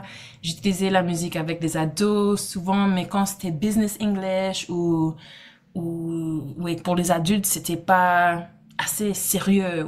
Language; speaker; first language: French; non-native, fluent; English